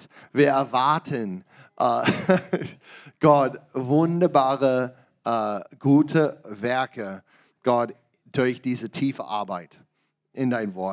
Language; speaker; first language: German; non-native, learner; English